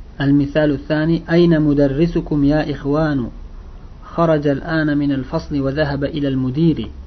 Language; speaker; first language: Arabic; non-native, fluent; Uzbek